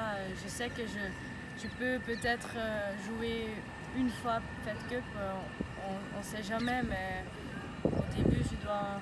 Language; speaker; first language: French; non-native, local second language; Dutch